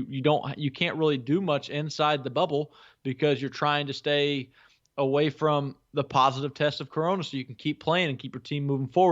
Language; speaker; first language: English; native; English